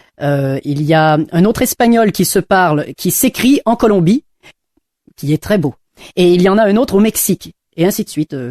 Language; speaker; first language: French; non-native, fluent; English